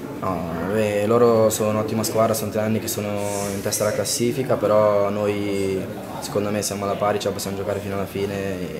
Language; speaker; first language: Italian; native; Italian